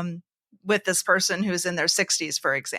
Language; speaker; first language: English; native; English